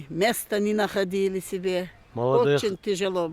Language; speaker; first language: Russian; non-native, local second language; Chechen